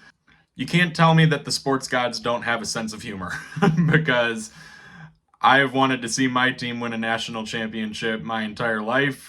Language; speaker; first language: English; native; English